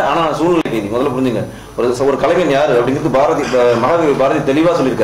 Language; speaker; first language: Tamil; native; Tamil